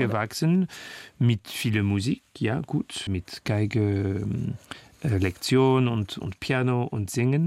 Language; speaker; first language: German; non-native, learner; French